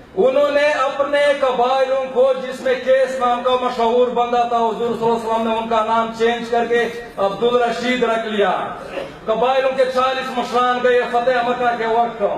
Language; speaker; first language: Urdu; non-native, local second language; Pashto